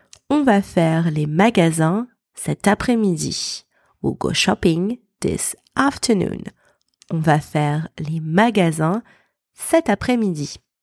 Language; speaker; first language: French; native; French